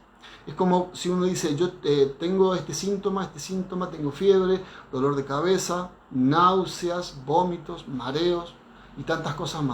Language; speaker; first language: Spanish; native; Spanish